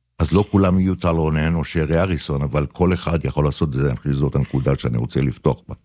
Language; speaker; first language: Hebrew; native; Hebrew